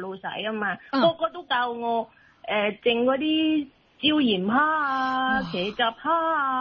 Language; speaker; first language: Cantonese; non-native, learner; Indonesian